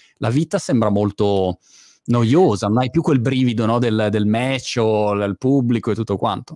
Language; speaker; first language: Italian; native; Italian